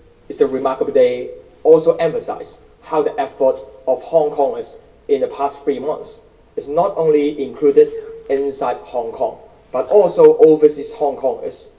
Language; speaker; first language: English; non-native, local second language; Cantonese